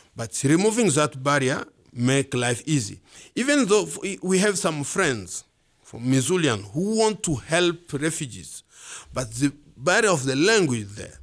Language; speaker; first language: English; non-native, learner; Swahili